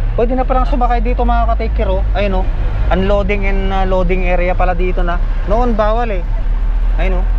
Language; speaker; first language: Filipino; native; Filipino